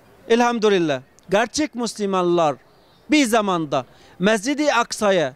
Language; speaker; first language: Turkish; non-native, fluent; Arabic